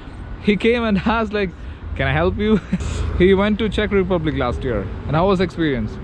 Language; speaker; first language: English; non-native, local second language; Malayalam